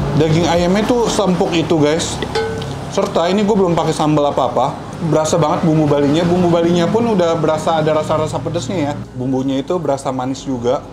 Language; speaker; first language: Indonesian; native; Indonesian